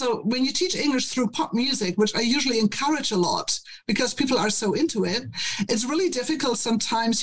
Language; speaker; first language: English; non-native, fluent; German